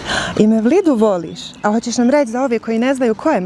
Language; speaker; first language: Bosnian; native; Bosnian